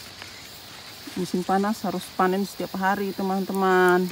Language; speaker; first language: Indonesian; native; Indonesian